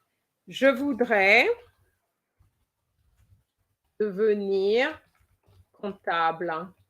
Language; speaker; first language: French; non-native, fluent; English